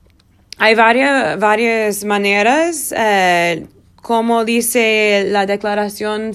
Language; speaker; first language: Spanish; non-native, learner; Portuguese